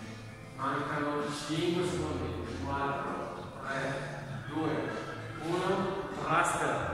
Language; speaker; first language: Italian; native; Italian